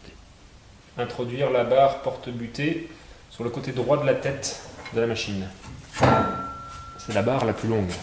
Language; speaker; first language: French; native; French